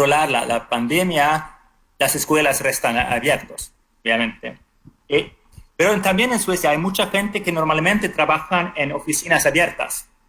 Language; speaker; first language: Spanish; non-native, fluent; Swedish